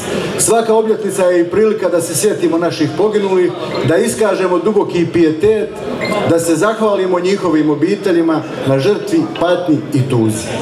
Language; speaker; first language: Croatian; native; Croatian